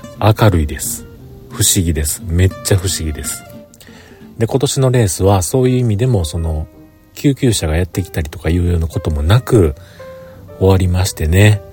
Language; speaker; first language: Japanese; native; Japanese